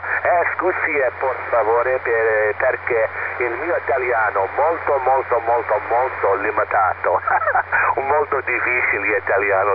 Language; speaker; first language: Italian; non-native, learner; English